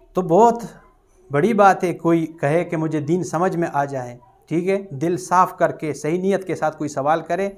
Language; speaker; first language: Urdu; non-native, local second language; Pashto